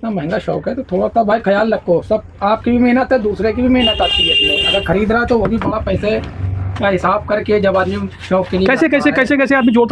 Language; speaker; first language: Hindi; native; Hindi